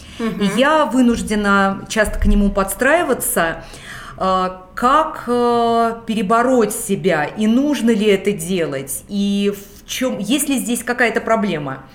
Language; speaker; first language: Russian; native; Russian